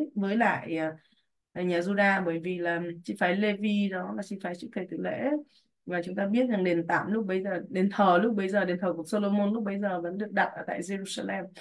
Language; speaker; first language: Vietnamese; native; Vietnamese